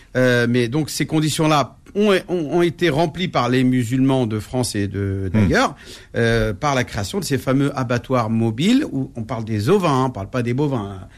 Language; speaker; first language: French; non-native, local second language; Arabic